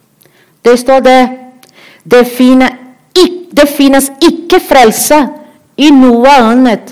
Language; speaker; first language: Norwegian; non-native, learner; Portuguese